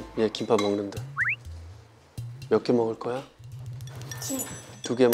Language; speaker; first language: Korean; native; Korean